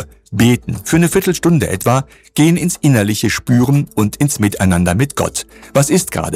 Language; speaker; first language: German; native; German